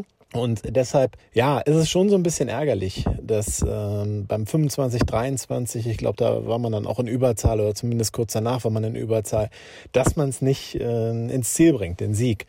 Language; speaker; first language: German; native; German